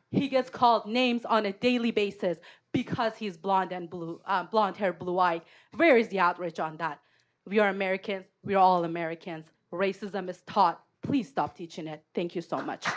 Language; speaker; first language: English; non-native, fluent; Persian